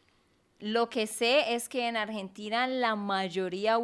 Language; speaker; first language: Spanish; native; Spanish